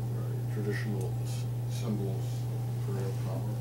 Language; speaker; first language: English; native; English